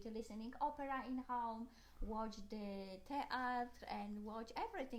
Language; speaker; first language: English; non-native, learner; Polish